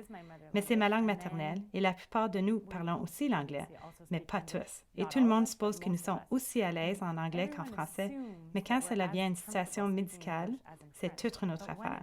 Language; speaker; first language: French; native; French